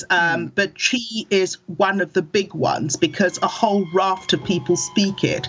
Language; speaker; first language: English; early bilingual, other home language; Akan